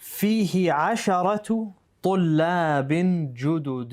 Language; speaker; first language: Arabic; non-native, fluent; English